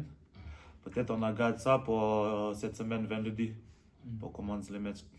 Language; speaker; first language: French; non-native, learner; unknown